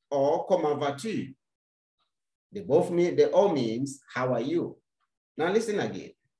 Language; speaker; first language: English; non-native, local second language; Akan